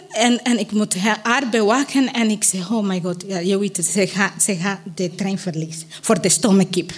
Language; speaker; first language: Dutch; non-native, learner; Spanish